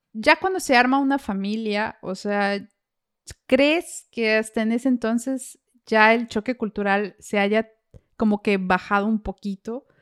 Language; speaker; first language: Spanish; native; Spanish